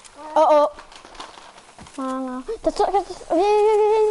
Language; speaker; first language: French; native; French